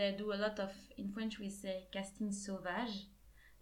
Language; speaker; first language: English; non-native, fluent; French